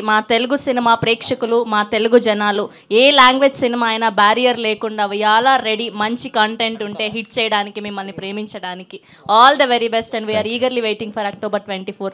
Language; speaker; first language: Telugu; native; Telugu